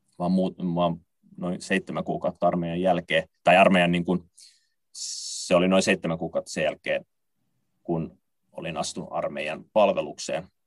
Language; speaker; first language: Finnish; native; Finnish